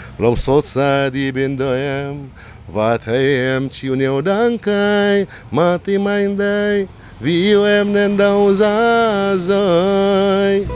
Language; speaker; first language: Vietnamese; non-native, fluent; Arabic